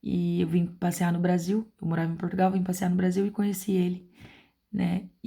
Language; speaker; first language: Portuguese; native; Portuguese